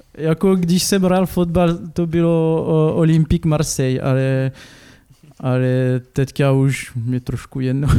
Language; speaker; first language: Czech; non-native, learner; French